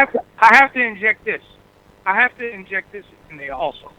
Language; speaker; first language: English; native; English